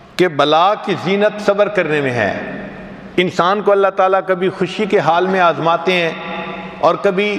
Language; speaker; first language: Urdu; non-native, local second language; Punjabi